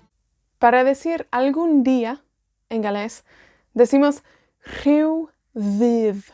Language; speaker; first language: Spanish; non-native, fluent; Welsh